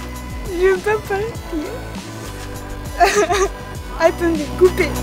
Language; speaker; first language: French; non-native, learner; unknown